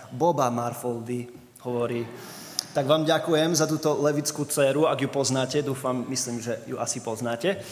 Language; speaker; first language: Slovak; early bilingual, other home language; English